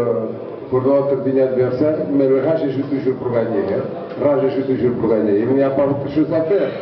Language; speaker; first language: French; non-native, fluent; Portuguese